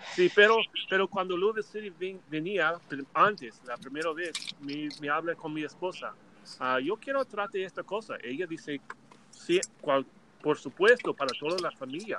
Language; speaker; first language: Spanish; non-native, learner; English